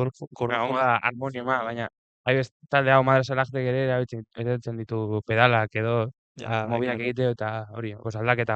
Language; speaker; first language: Basque; non-native, local second language; Spanish